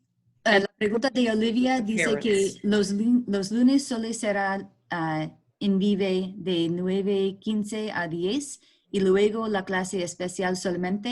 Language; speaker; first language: Spanish; non-native, learner; English